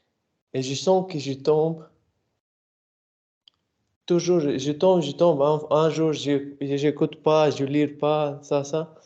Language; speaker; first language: French; non-native, learner; Russian